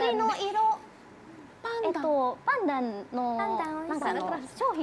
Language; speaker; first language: Japanese; non-native, learner; Indonesian